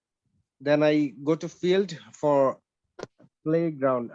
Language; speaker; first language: English; non-native, learner; Bangla